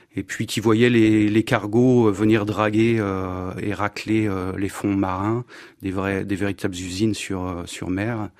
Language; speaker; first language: French; native; French